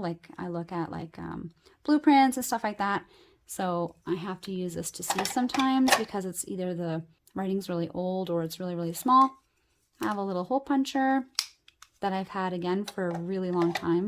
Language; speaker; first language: English; native; English